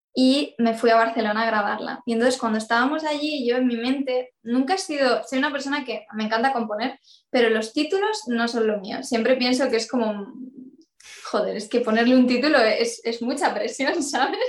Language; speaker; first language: Spanish; native; Spanish